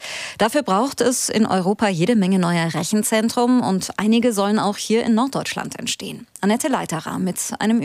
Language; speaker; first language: German; native; German